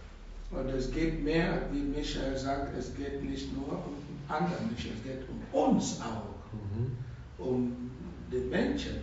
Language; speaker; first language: German; non-native, learner; Russian